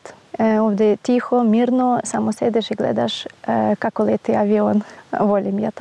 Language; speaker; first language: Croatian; non-native, fluent; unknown